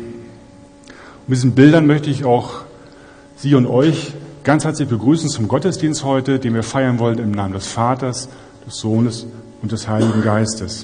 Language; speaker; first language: German; native; German